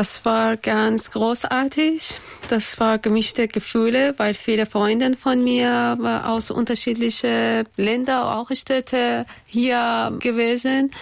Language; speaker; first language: German; non-native, learner; Persian